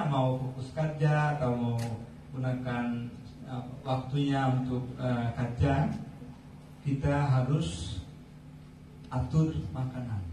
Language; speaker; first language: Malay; non-native, fluent; Bangla